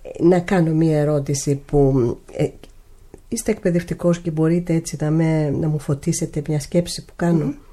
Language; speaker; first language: Greek; native; Greek